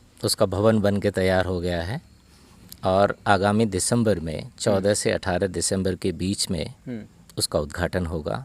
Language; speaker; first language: Hindi; native; Hindi